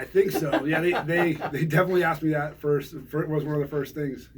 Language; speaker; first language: English; native; English